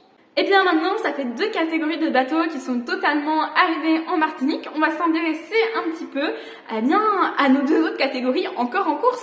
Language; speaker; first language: French; native; French